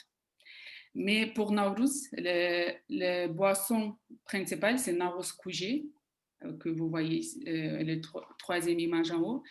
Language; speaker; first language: French; non-native, fluent; Kazakh